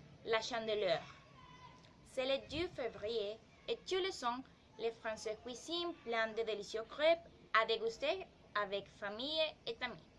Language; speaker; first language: French; non-native, learner; Spanish